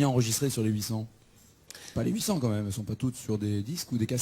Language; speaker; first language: French; native; French